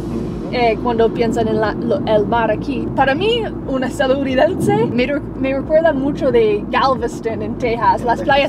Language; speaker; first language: Spanish; non-native, fluent; English